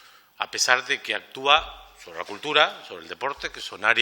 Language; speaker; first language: Spanish; native; Spanish